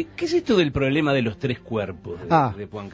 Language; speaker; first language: Spanish; native; Spanish